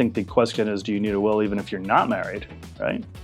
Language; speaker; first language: English; native; English